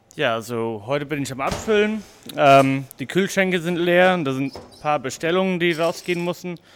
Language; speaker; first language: German; non-native, fluent; English